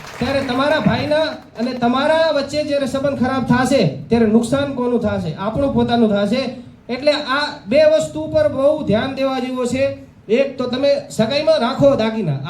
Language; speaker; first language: Gujarati; native; Gujarati